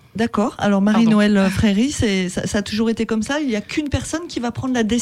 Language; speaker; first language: French; native; French